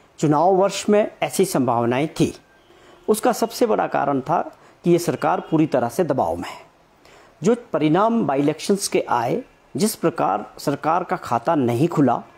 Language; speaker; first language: Hindi; native; Hindi